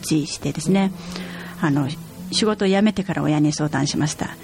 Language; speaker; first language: Japanese; non-native, fluent; Mongolian